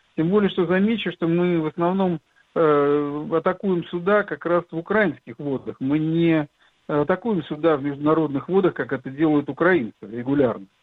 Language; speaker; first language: Russian; native; Russian